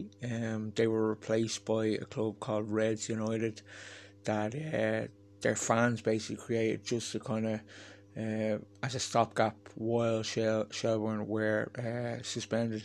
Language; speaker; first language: English; native; English